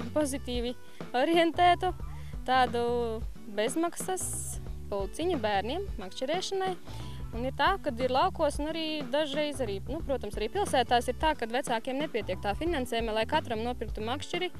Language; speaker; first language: Latvian; native; Latvian